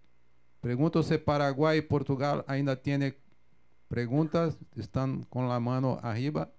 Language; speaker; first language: Spanish; non-native, fluent; Portuguese